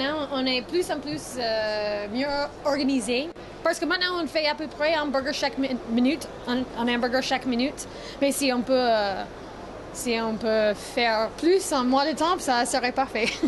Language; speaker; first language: French; non-native, fluent; English